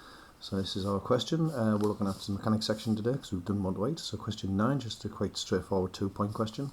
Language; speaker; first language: English; native; English